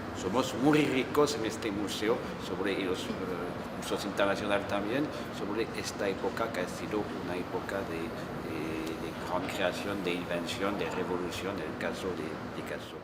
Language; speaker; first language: Spanish; non-native, fluent; French